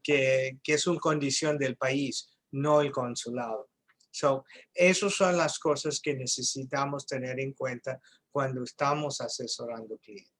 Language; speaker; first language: Spanish; early bilingual, heritage; English